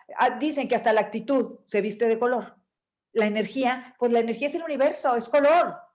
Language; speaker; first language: Spanish; native; Spanish